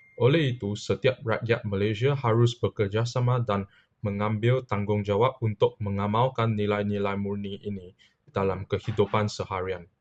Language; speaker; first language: Malay; non-native, local second language; Chinese